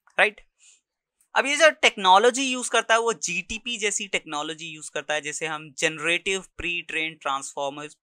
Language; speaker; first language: Hindi; native; Hindi